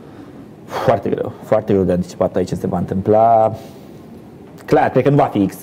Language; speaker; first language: Romanian; native; Romanian